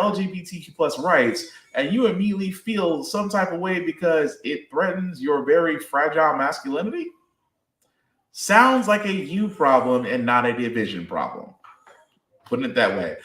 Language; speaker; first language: English; native; English